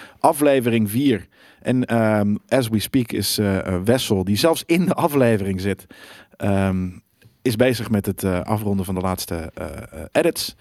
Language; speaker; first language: Dutch; native; Dutch